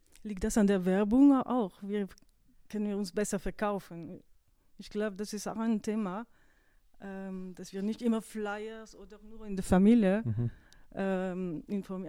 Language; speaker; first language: German; non-native, fluent; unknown